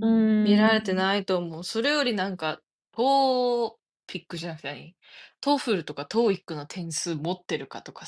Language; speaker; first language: Japanese; native; Japanese